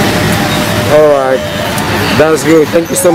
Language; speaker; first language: English; non-native, learner; Indonesian